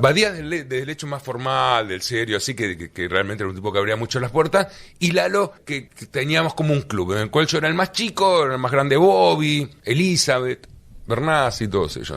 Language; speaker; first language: Spanish; native; Spanish